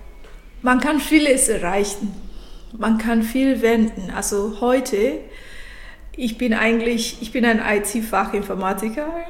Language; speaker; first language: German; non-native, fluent; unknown